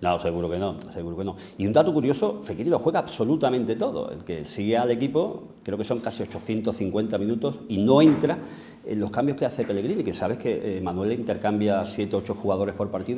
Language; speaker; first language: Spanish; native; Spanish